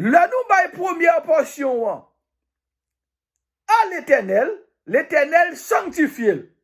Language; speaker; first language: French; non-native, local second language; Haitian Creole